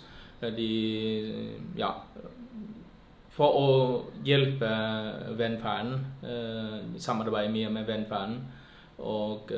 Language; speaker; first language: Norwegian; non-native, fluent; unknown